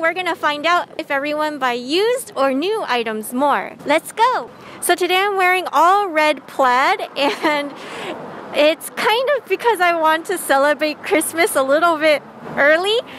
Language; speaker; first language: English; native; English